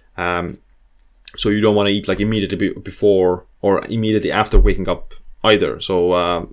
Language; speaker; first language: English; non-native, fluent; Estonian